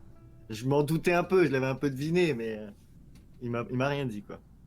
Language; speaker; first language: French; native; French